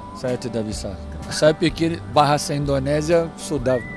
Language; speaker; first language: Indonesian; non-native, learner; Portuguese